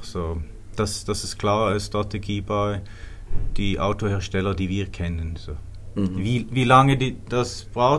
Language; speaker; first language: German; non-native, fluent; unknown